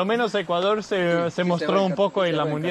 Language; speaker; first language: Spanish; non-native, learner; Danish